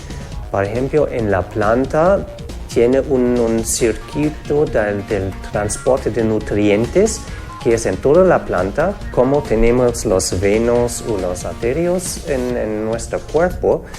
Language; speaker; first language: Spanish; non-native, fluent; German